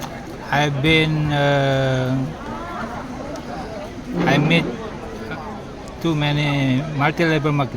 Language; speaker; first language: English; non-native, learner; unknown